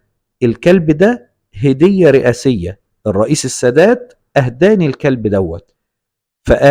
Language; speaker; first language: Arabic; native; Arabic